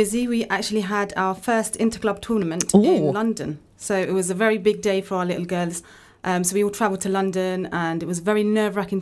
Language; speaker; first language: English; native; English